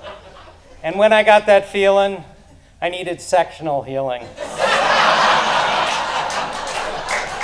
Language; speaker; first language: English; native; English